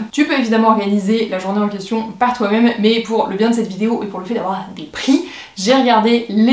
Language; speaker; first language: French; native; French